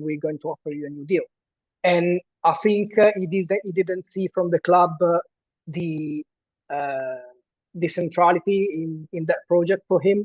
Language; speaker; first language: English; non-native, fluent; Italian